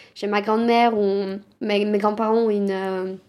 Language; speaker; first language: French; early bilingual, other home language; Romanian